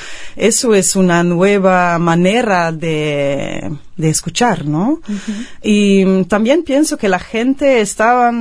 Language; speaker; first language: Spanish; non-native, fluent; Dutch